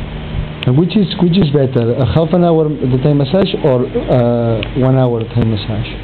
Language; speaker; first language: English; non-native, learner; Catalan